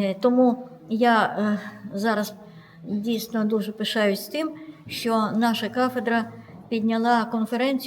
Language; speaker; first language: Ukrainian; non-native, local second language; Russian